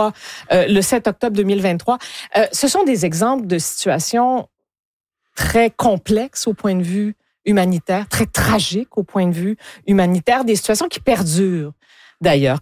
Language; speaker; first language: French; native; French